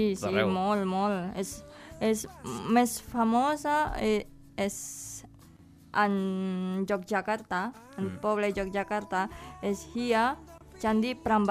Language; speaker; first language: Catalan; non-native, learner; Indonesian